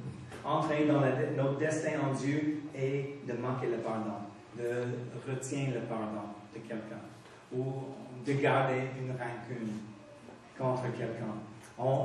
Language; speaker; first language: French; non-native, fluent; English